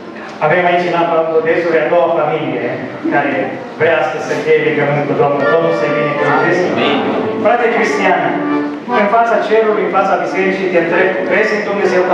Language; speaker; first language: Romanian; native; Romanian